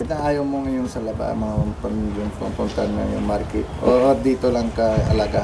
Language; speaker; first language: Filipino; non-native, learner; Hindi